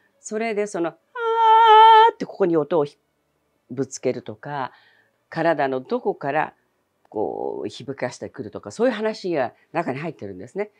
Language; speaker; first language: Japanese; early bilingual, other home language; Chinese